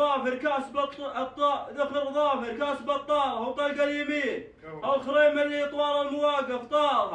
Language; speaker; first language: Arabic; native; Arabic